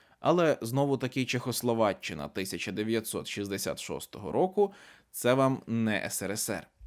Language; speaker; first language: Ukrainian; native; Ukrainian